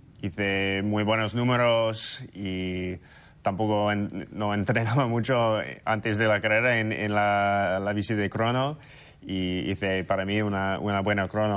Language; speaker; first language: Spanish; non-native, fluent; English